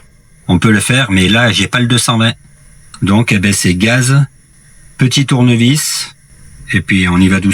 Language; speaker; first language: French; native; French